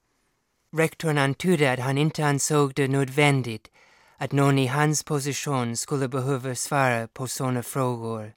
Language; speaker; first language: Swedish; non-native, fluent; English